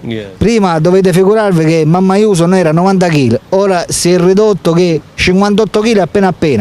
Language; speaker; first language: Italian; native; Italian